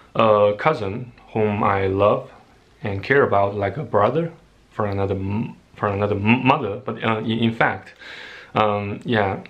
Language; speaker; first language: English; non-native, fluent; Chinese